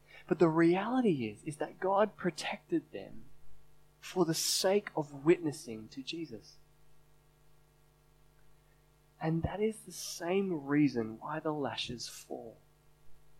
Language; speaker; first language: English; native; English